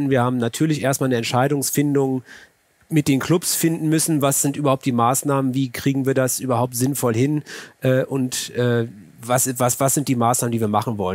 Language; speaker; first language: German; native; German